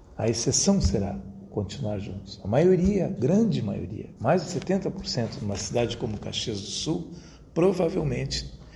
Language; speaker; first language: Portuguese; non-native, local second language; Italian